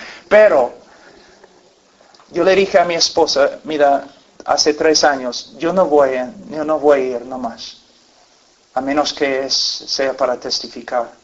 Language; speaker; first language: Spanish; non-native, fluent; English